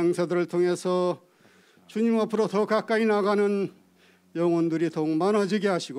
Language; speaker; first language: Korean; native; Korean